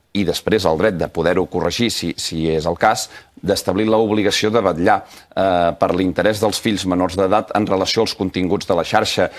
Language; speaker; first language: Catalan; native; Catalan